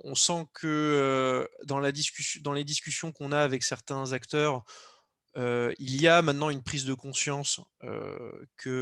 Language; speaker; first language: French; native; French